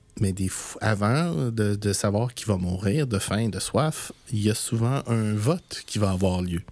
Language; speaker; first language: French; native; French